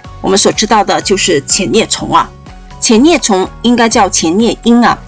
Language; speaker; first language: Chinese; native; Chinese